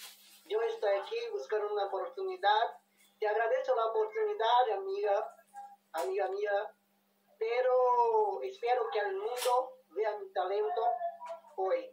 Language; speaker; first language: Spanish; non-native, learner; Portuguese